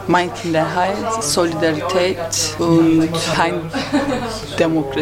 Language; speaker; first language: German; non-native, learner; Turkish